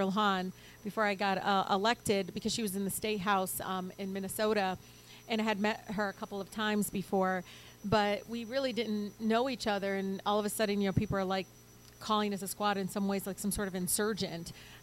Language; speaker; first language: English; early bilingual, other home language; Arabic